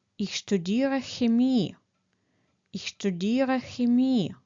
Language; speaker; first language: German; non-native, fluent; Ukrainian